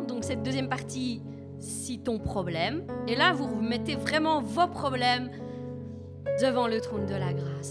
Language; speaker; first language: French; native; French